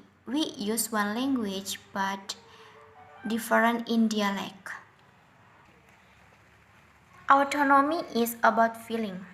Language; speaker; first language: English; non-native, learner; Indonesian